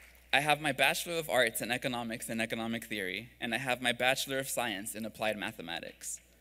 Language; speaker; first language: English; early bilingual, other home language; Spanish